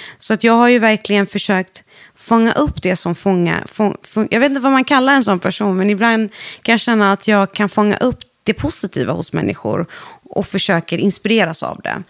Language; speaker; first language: Swedish; early bilingual, other home language; Arabic